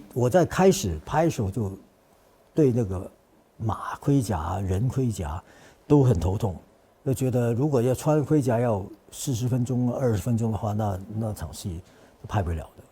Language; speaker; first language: Chinese; non-native, fluent; Cantonese